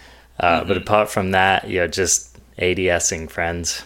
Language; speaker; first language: English; native; English